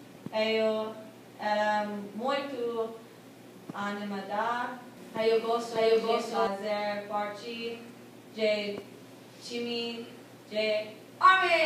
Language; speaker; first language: Portuguese; non-native, learner; English